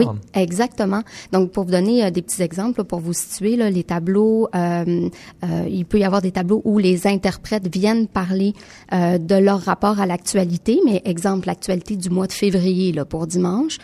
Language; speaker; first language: French; native; French